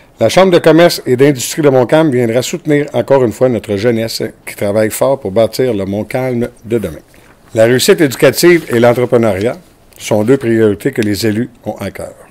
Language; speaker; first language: French; native; French